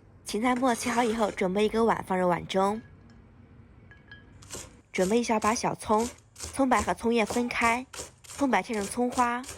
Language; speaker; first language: Chinese; native; Chinese